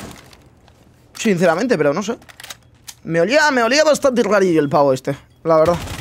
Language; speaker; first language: Spanish; native; Spanish